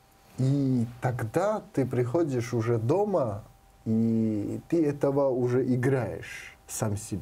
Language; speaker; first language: Russian; non-native, learner; Georgian